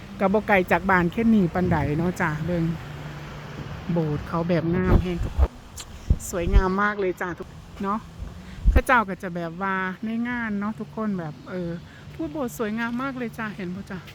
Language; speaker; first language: Thai; non-native, local second language; Northeastern Thai